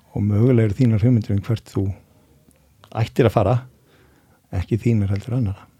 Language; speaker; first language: Icelandic; native; Icelandic